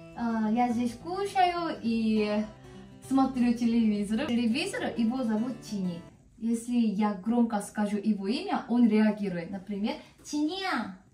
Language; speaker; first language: Russian; non-native, learner; Korean